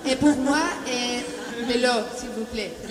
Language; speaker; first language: French; non-native, learner; Spanish